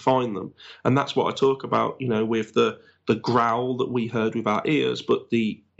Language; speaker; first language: English; native; English